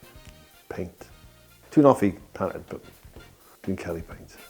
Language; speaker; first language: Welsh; non-native, learner; English